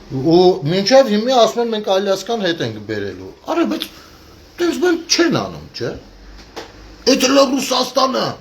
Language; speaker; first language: Armenian; native; Armenian